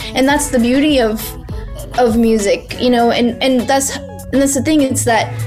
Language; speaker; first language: English; early bilingual, other home language; Spanish